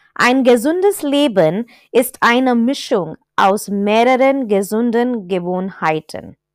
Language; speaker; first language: German; non-native, learner; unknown